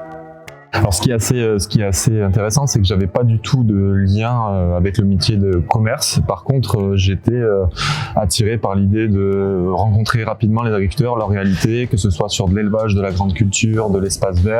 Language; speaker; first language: French; native; French